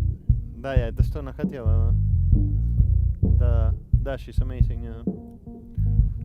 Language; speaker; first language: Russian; non-native, learner; Spanish